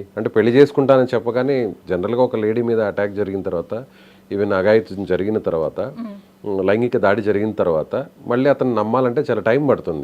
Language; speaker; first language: Telugu; native; Telugu